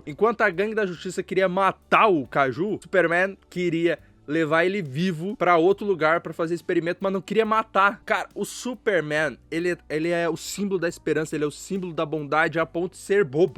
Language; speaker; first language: Portuguese; native; Portuguese